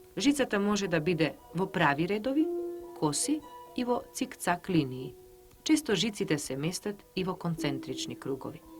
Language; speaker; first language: Macedonian; native; Macedonian